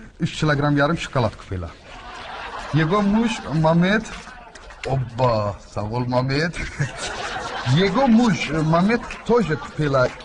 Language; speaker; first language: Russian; non-native, learner; Azerbaijani